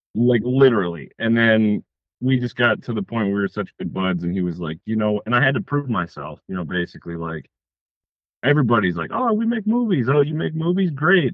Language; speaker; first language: English; native; English